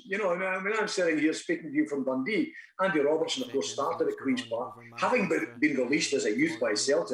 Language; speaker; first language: English; native; English